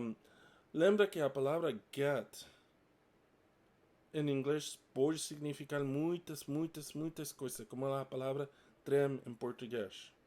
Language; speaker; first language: Portuguese; non-native, fluent; English